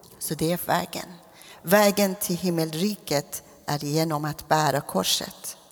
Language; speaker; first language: Swedish; non-native, fluent; Persian